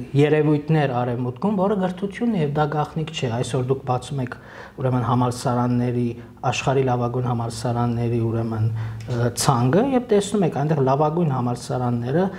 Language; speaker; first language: Armenian; early bilingual, heritage; Armenian